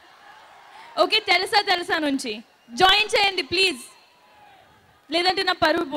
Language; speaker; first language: Telugu; non-native, fluent; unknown